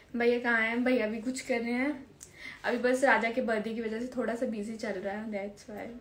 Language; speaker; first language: Hindi; native; Hindi